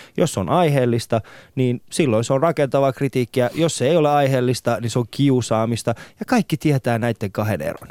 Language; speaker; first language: Finnish; non-native, fluent; Persian